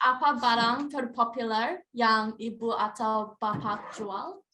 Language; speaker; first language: Indonesian; non-native, learner; English